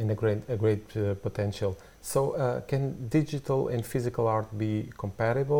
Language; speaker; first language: English; non-native, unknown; Portuguese